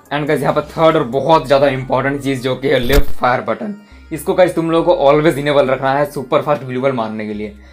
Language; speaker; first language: Hindi; native; Hindi